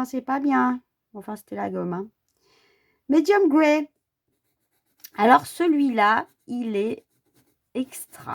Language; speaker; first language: French; native; French